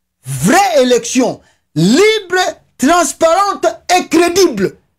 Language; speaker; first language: French; non-native, local second language; Lingala